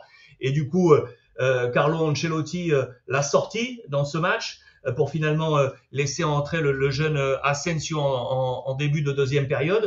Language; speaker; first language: French; native; French